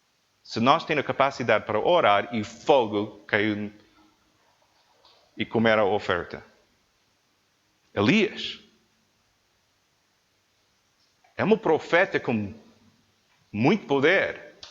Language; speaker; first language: Portuguese; non-native, learner; English